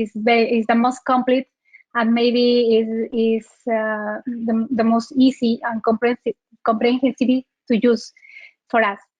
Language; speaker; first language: English; non-native, learner; Spanish